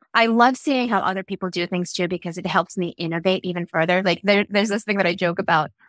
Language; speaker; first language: English; early bilingual, other home language; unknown